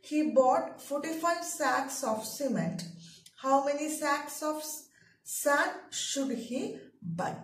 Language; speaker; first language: English; non-native, local second language; Malayalam